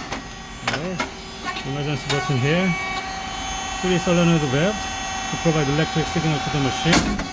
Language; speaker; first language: English; non-native, learner; Korean